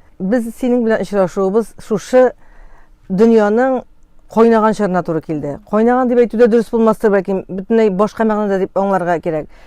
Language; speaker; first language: Tatar; native; Tatar